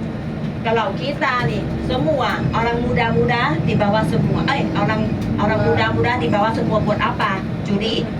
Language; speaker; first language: Indonesian; non-native, learner; Thai